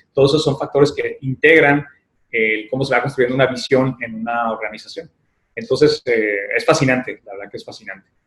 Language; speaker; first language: Spanish; native; Spanish